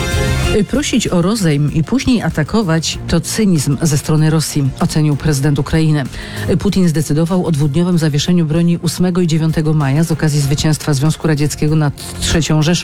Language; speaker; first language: Polish; native; Polish